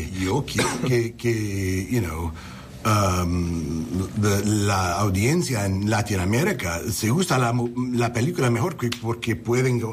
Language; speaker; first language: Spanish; non-native, learner; English